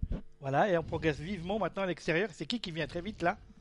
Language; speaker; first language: French; native; French